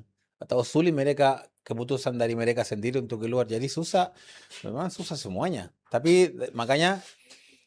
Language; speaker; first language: Indonesian; non-native, fluent; Spanish